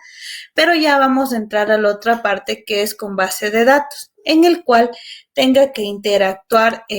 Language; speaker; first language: Spanish; native; Spanish